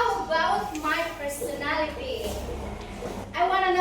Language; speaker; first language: English; non-native, learner; Indonesian